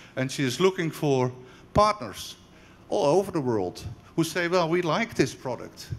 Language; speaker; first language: English; non-native, fluent; Dutch